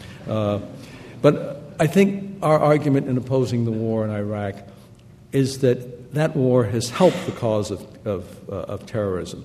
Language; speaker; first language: English; native; English